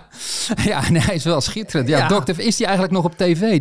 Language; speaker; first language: Dutch; native; Dutch